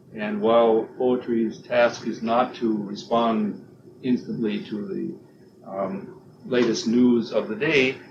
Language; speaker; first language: English; native; English